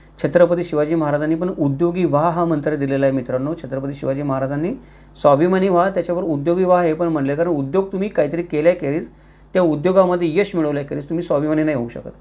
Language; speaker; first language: Marathi; native; Marathi